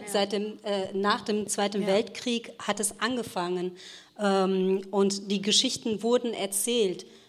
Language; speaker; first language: German; early bilingual, other home language; Kurdish